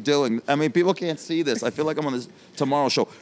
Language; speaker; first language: English; native; English